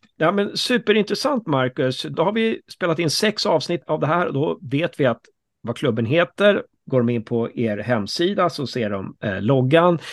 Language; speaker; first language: Swedish; native; Swedish